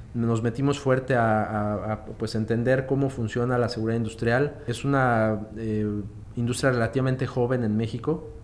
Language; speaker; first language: Spanish; native; Spanish